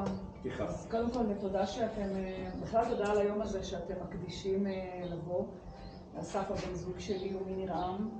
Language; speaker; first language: Hebrew; native; Hebrew